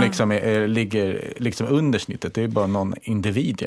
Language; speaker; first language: Swedish; native; Swedish